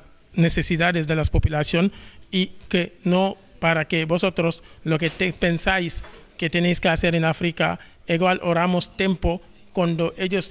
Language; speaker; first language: Spanish; non-native, fluent; Wolof